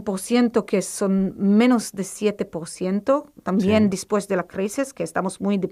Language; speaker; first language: Spanish; non-native, fluent; Hebrew